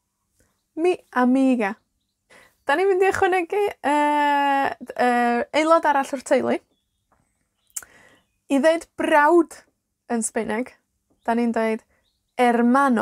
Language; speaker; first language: Welsh; native; Welsh